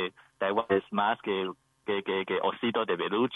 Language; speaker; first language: Spanish; non-native, learner; Chinese